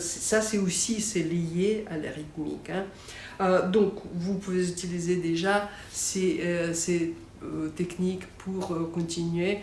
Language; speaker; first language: French; non-native, fluent; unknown